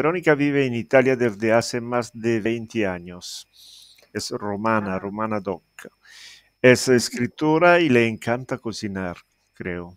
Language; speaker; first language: Spanish; non-native, learner; Italian